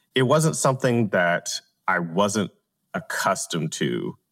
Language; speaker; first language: English; native; English